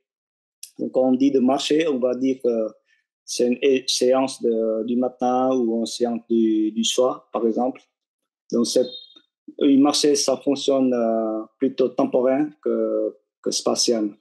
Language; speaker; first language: French; non-native, fluent; Vietnamese